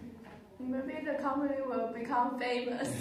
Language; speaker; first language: English; non-native, learner; Chinese